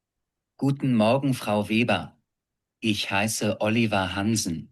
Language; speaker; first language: German; non-native, learner; Bangla